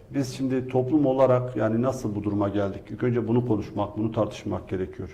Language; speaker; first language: Turkish; non-native, local second language; Kurdish